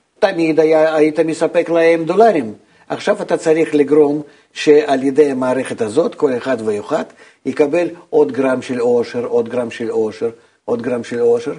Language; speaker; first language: Hebrew; non-native, fluent; Russian